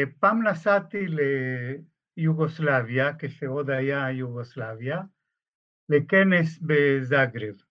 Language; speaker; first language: Hebrew; non-native, fluent; Spanish